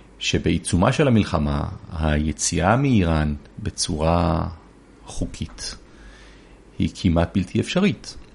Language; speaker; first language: Hebrew; early bilingual, other home language; Persian